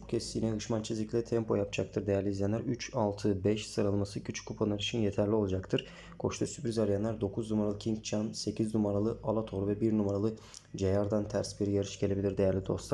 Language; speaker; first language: Turkish; native; Turkish